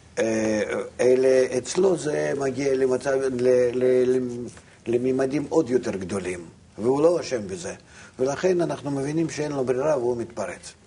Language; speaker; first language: Hebrew; non-native, fluent; Russian